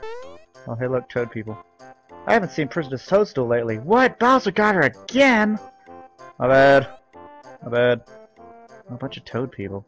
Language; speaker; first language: English; native; English